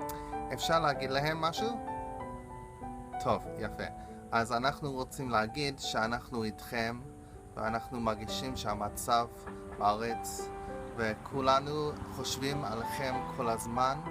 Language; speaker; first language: Hebrew; non-native, learner; English